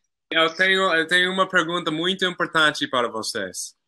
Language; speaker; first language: Portuguese; non-native, fluent; English